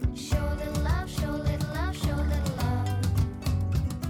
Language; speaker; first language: English; early bilingual, other home language; Korean